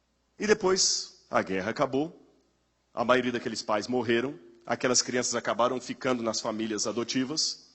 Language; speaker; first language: Portuguese; native; Portuguese